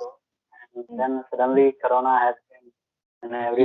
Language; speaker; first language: English; non-native, learner; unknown